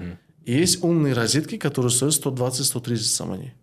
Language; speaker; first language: Russian; non-native, local second language; Tajik